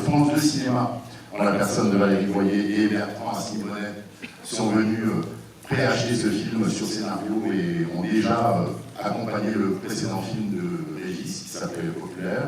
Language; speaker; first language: French; native; French